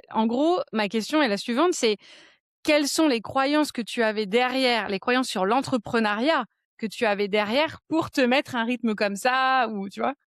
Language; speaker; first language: French; native; French